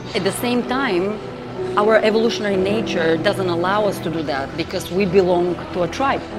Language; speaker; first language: English; non-native, fluent; Bulgarian